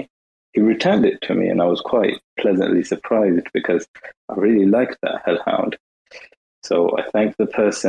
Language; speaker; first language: English; native; English